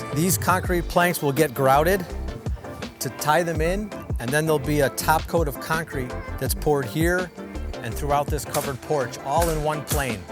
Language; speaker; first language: English; native; English